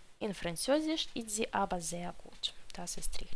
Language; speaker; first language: German; non-native, fluent; Ukrainian